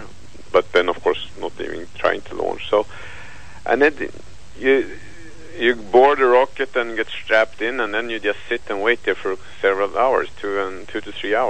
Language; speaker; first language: English; non-native, fluent; Swedish